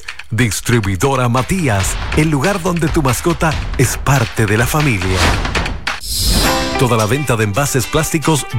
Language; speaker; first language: Spanish; native; Spanish